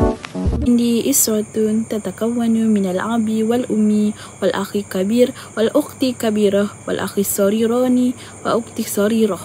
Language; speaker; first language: Arabic; non-native, learner; Malay